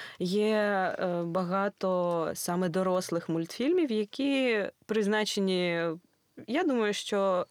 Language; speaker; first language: Ukrainian; non-native, local second language; Russian